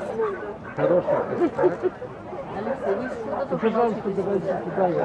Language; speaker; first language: Russian; non-native, fluent; Polish